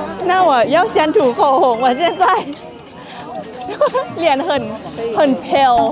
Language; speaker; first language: Chinese; non-native, fluent; Thai